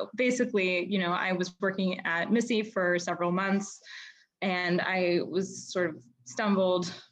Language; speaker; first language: English; native; English